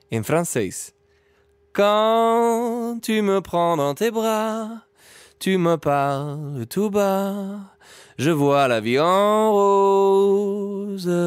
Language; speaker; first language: Portuguese; non-native, fluent; French